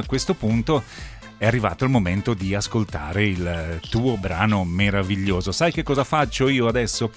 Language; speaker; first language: Italian; native; Italian